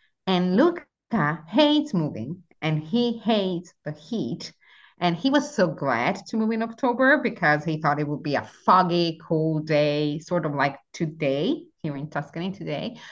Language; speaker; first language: English; non-native, fluent; Italian